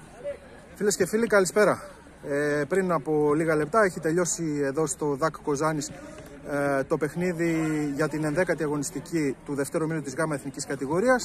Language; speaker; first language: Greek; native; Greek